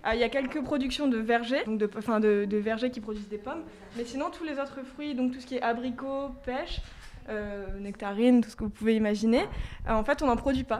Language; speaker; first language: French; native; French